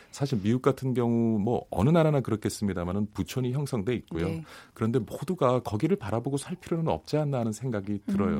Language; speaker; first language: Korean; native; Korean